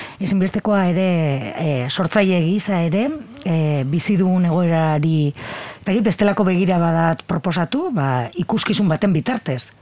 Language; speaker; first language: Basque; native; Basque